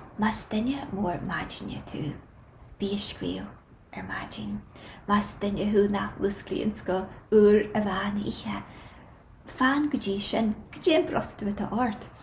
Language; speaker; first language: Irish; native; Irish